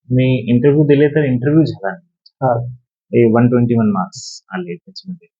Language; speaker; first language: Marathi; non-native, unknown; Urdu